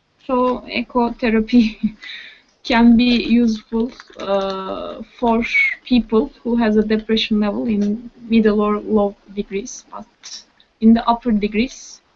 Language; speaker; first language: English; non-native, learner; Turkish